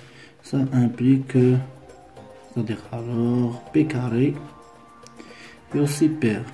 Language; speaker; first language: French; non-native, local second language; Arabic